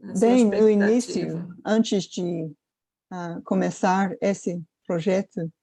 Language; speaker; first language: Portuguese; non-native, fluent; English